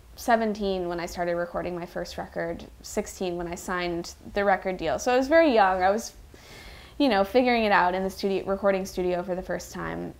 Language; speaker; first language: English; native; English